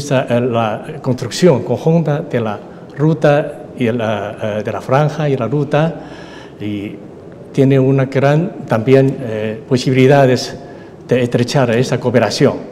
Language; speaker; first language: Spanish; non-native, fluent; Chinese